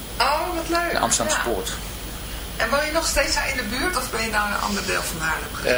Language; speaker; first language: Dutch; native; Dutch